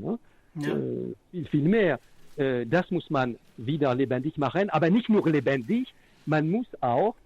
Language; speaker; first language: German; non-native, fluent; French